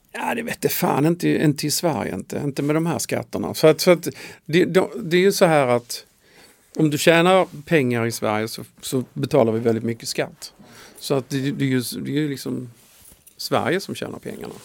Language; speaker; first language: Swedish; native; Swedish